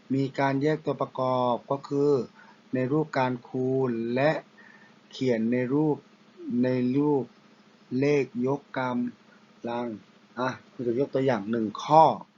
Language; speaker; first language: Thai; non-native, local second language; Pattani Malay